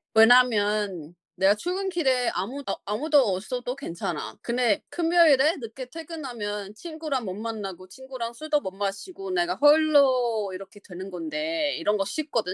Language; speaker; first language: Korean; non-native, fluent; Chinese